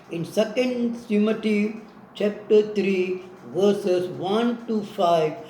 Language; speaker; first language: English; non-native, local second language; Tamil